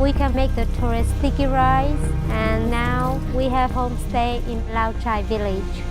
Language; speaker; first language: English; non-native, local second language; Hmong